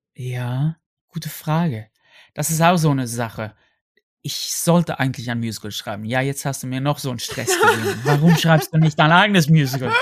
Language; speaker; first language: German; non-native, fluent; Swedish